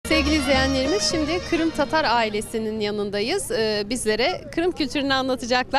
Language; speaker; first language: Turkish; native; Turkish